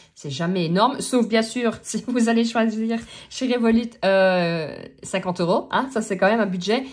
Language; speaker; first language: French; native; French